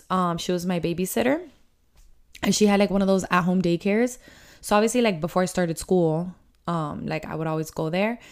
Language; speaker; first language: English; early bilingual, other home language; Spanish